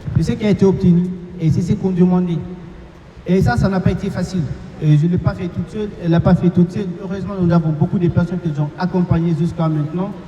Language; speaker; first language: French; non-native, local second language; Fula